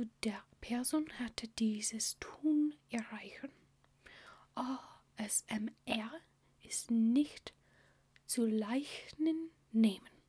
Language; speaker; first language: German; non-native, learner; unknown